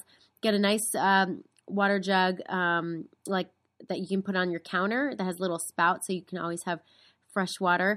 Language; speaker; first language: English; native; English